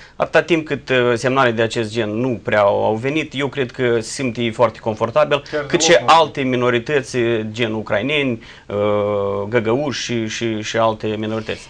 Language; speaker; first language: Romanian; native; Romanian